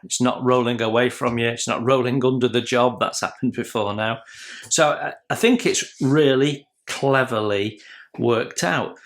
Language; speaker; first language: English; native; English